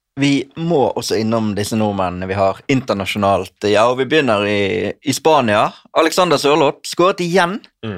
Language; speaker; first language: Norwegian; native; Norwegian